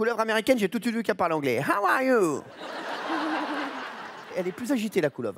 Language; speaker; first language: French; native; French